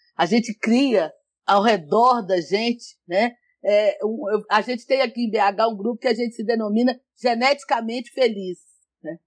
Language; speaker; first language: Portuguese; native; Portuguese